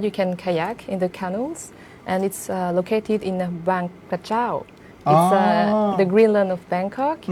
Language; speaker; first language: English; non-native, fluent; French